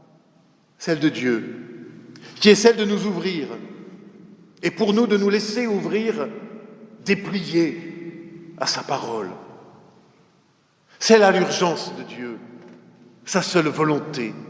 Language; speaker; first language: French; native; French